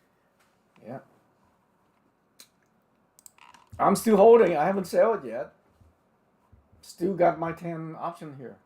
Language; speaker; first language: English; non-native, fluent; Vietnamese